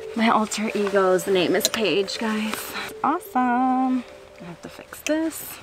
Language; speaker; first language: English; non-native, fluent; Spanish